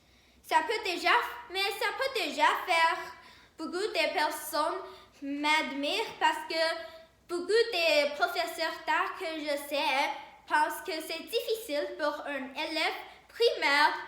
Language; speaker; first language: French; non-native, learner; Chinese